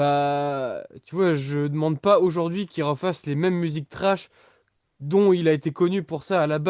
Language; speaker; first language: French; native; French